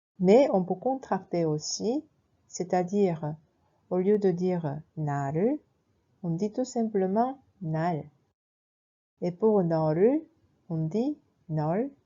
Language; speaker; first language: French; non-native, fluent; Korean